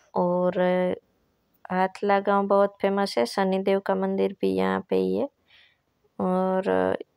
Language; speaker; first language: Hindi; non-native, local second language; Gujarati